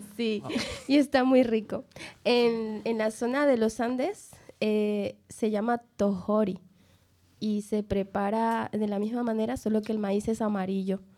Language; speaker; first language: Spanish; native; Spanish